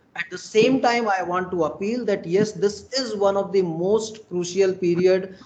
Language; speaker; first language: English; non-native, local second language; Hindi